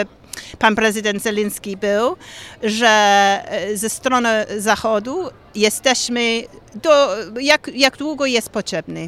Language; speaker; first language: Polish; non-native, learner; English